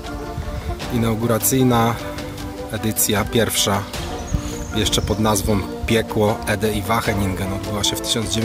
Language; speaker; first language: Polish; native; Polish